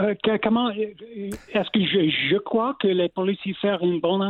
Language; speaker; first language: French; non-native, local second language; English